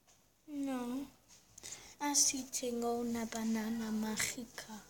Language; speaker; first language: Spanish; early bilingual, heritage; Spanish